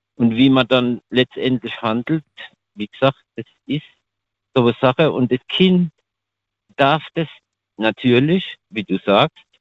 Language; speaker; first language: German; native; German